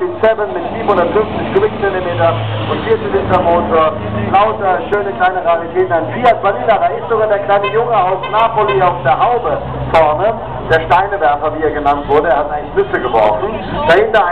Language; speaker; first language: German; native; German